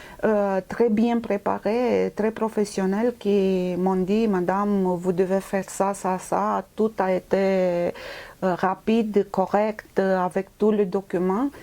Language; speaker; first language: French; non-native, fluent; Romanian